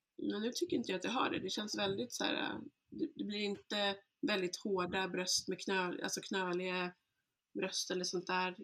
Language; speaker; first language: Swedish; early bilingual, other home language; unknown